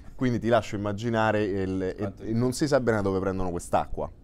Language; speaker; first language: Italian; native; Italian